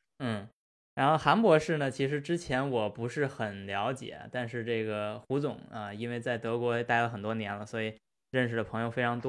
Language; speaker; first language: Chinese; native; Chinese